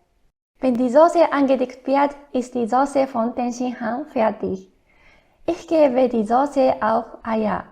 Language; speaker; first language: German; non-native, fluent; Japanese